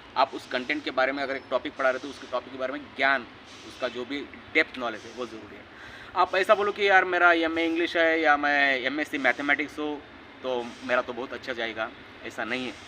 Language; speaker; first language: Hindi; non-native, local second language; Marathi